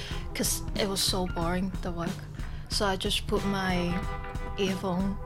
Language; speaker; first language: English; non-native, local second language; Cantonese